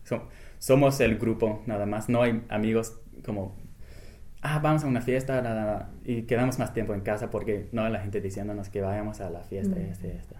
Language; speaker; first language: Spanish; non-native, fluent; English